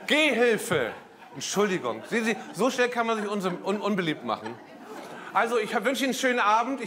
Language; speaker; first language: German; native; German